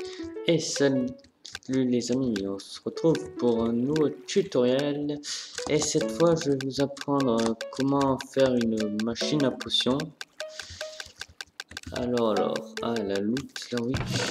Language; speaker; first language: French; native; French